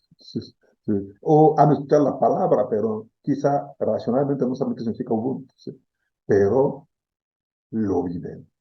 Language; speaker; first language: Spanish; non-native, fluent; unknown